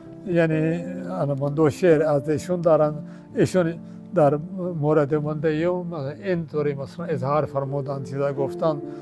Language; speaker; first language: Persian; non-native, fluent; Urdu